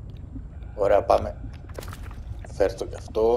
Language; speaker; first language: Greek; native; Greek